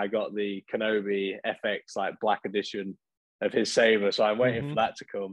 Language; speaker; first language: English; native; English